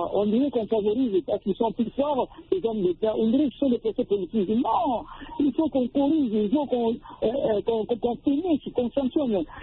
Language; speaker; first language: French; non-native, local second language; Lingala